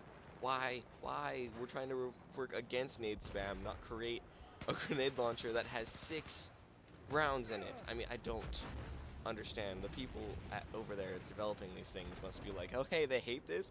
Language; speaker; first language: English; native; English